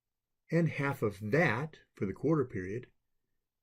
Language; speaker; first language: English; native; English